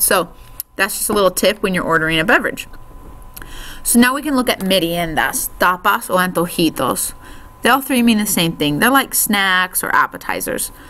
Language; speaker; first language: English; native; English